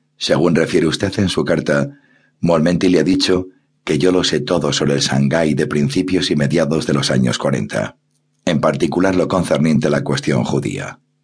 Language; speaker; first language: Spanish; native; Spanish